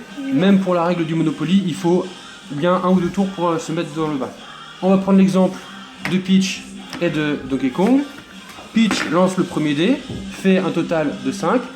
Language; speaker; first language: French; native; French